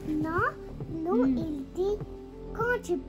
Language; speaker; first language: French; early bilingual, other home language; Bangla